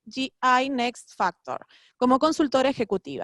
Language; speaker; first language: Spanish; native; Spanish